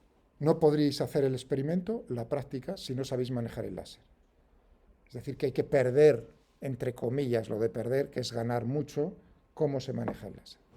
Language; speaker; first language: Spanish; native; Spanish